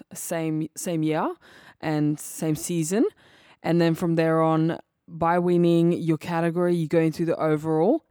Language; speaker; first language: English; early bilingual, other home language; Serbian